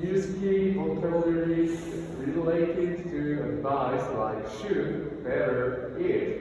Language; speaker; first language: English; non-native, learner; Korean